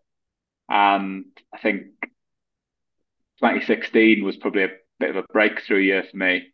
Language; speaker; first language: English; native; English